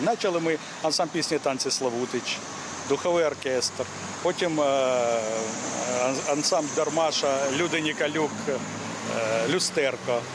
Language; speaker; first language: Ukrainian; native; Ukrainian